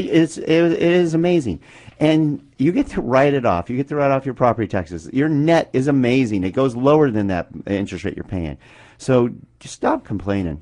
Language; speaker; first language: English; native; English